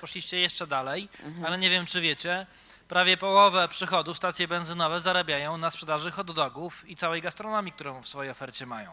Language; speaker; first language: Polish; native; Polish